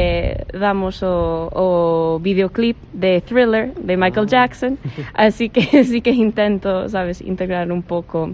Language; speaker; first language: Galician; non-native, fluent; English